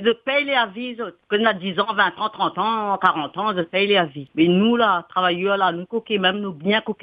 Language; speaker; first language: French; non-native, local second language; Réunion Creole French